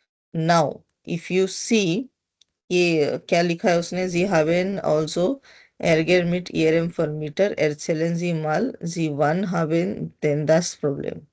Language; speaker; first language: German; non-native, learner; Hindi